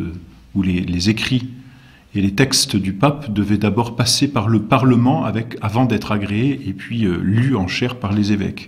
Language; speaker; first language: French; native; French